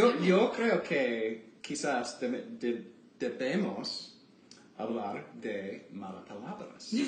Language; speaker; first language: Spanish; non-native, learner; English